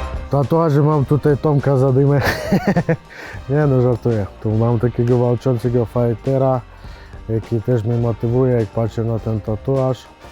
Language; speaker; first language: Polish; non-native, fluent; Ukrainian